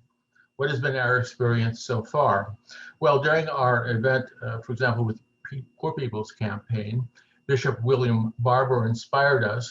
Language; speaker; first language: English; native; English